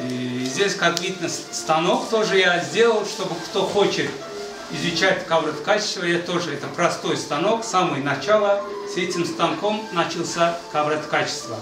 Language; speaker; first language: Russian; non-native, fluent; Azerbaijani